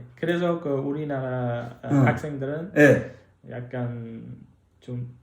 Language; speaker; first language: Korean; non-native, learner; Uzbek